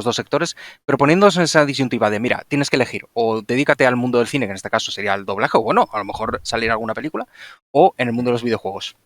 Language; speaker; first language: Spanish; native; Spanish